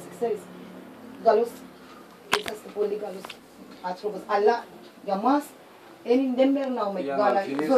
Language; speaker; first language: Greek; non-native, learner; Persian